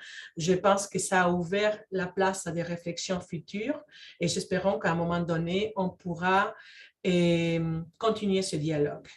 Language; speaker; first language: French; non-native, fluent; Spanish